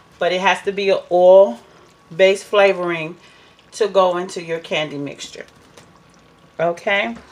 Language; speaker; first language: English; native; English